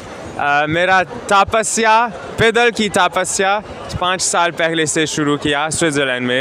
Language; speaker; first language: Hindi; non-native, learner; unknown